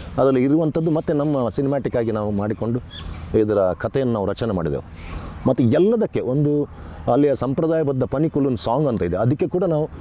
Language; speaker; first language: Kannada; non-native, local second language; Tulu